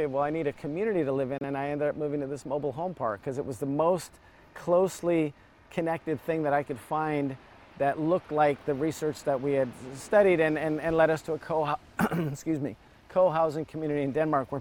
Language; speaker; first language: English; early bilingual, other home language; Serbian